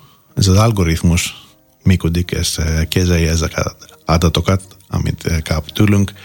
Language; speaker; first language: Hungarian; non-native, fluent; Greek